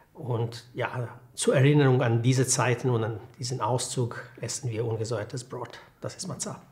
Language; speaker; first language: German; non-native, fluent; Croatian